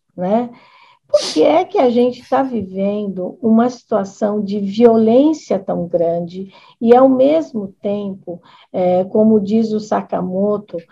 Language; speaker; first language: Portuguese; native; Portuguese